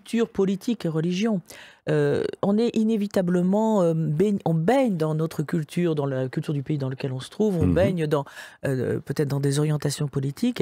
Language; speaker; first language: French; native; French